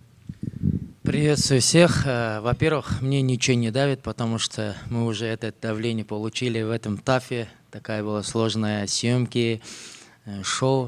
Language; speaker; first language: Russian; non-native, local second language; Kazakh